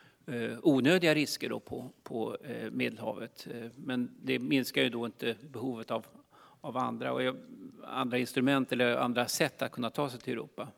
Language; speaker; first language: Swedish; native; Swedish